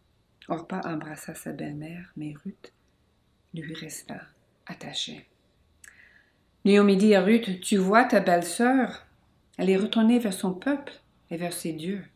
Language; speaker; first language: French; non-native, local second language; English